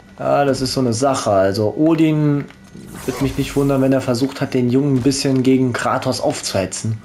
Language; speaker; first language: German; native; German